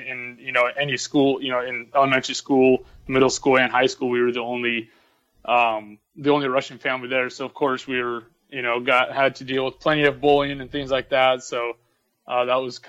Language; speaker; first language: English; early bilingual, other home language; Russian